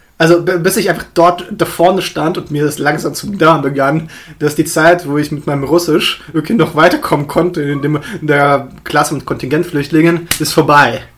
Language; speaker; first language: German; early bilingual, other home language; Russian